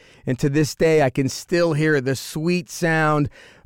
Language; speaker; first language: English; native; English